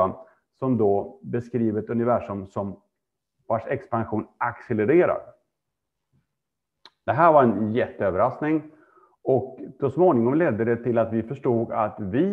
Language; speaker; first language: Swedish; native; Swedish